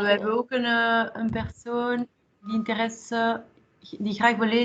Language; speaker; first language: Dutch; non-native, local second language; French